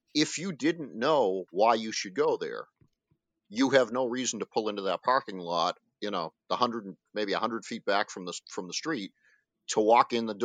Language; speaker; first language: English; native; English